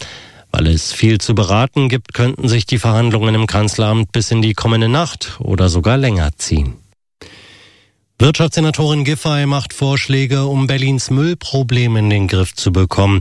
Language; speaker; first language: German; native; German